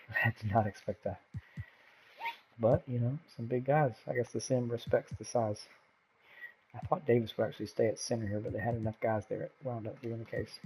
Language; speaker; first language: English; native; English